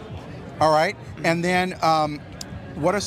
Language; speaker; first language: English; native; English